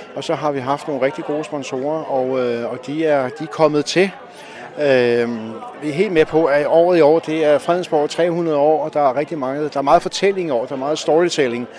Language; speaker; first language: Danish; native; Danish